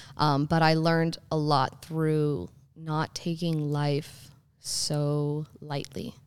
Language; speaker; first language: English; native; English